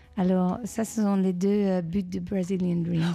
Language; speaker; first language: French; non-native, fluent; Dutch